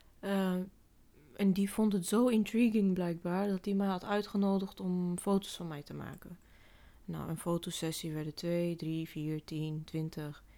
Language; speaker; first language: Dutch; early bilingual, other home language; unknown